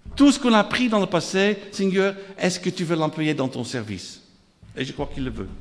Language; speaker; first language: French; non-native, fluent; Dutch